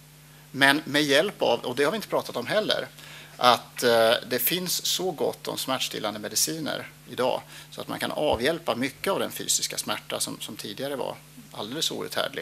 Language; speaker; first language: Swedish; native; Swedish